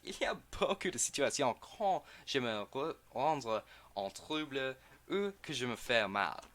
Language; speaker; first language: French; non-native, learner; English